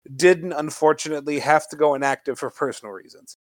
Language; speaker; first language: English; native; English